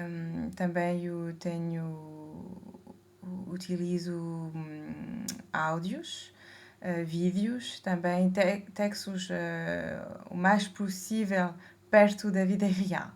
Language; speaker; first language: Portuguese; early bilingual, heritage; Portuguese